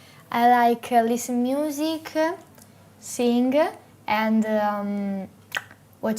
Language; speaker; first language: English; non-native, learner; Italian